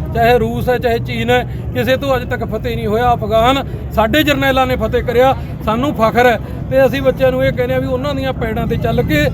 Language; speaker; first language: Punjabi; native; Punjabi